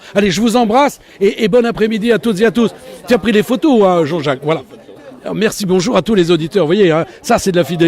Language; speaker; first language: French; native; French